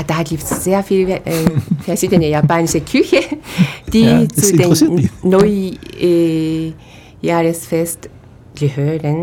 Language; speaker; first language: German; non-native, fluent; Japanese